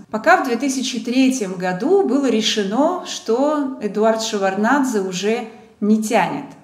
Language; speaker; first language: Russian; non-native, local second language; Georgian